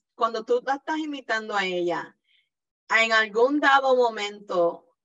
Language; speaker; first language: Spanish; early bilingual, heritage; Spanish